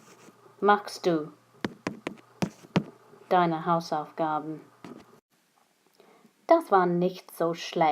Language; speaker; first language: German; non-native, fluent; English